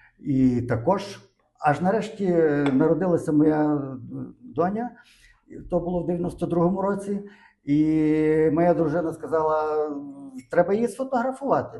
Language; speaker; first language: Ukrainian; native; Ukrainian